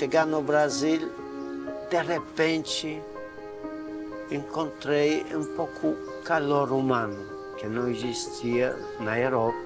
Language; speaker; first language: Portuguese; non-native, fluent; Polish